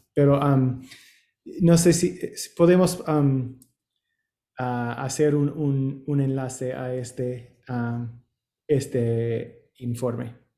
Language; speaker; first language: Spanish; non-native, learner; English